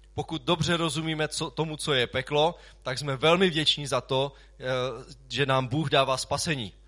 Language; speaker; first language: Czech; native; Czech